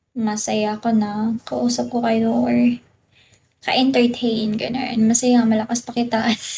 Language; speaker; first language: Filipino; non-native, local second language; Cebuano